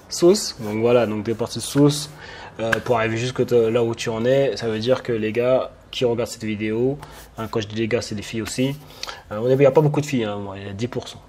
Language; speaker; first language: French; native; French